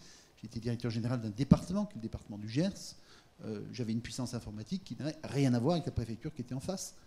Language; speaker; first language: French; native; French